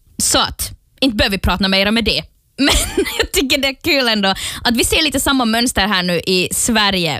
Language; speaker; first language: Swedish; native; Swedish